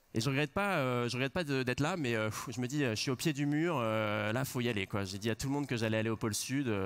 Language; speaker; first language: French; native; French